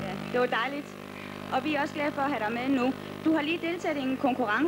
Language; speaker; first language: Danish; native; Danish